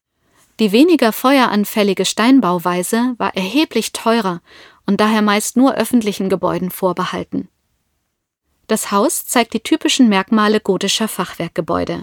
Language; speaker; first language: German; native; German